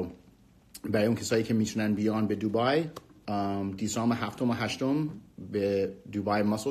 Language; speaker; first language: Persian; early bilingual, heritage; Persian